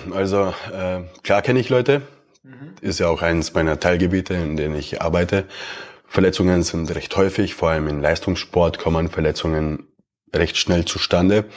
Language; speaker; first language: German; early bilingual, other home language; Romanian